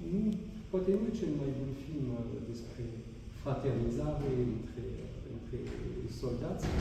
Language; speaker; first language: Romanian; non-native, fluent; French